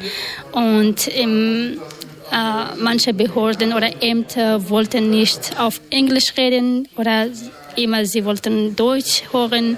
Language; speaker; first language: German; non-native, learner; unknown